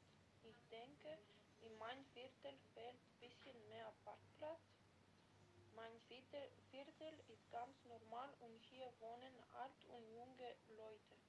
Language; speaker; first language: German; non-native, learner; Macedonian